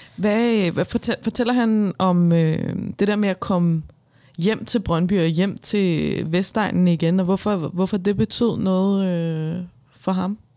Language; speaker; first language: Danish; native; Danish